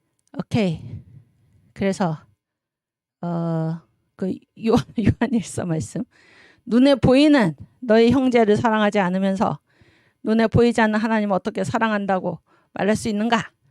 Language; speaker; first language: Korean; native; Korean